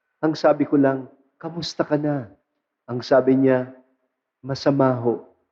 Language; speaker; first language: Filipino; non-native, local second language; Pampanga